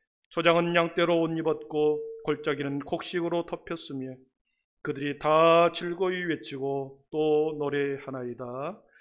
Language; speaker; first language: Korean; native; Korean